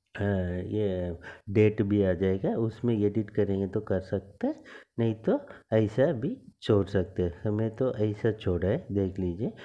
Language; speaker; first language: Hindi; non-native, local second language; Tamil